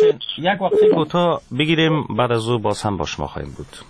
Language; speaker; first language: Persian; native; Persian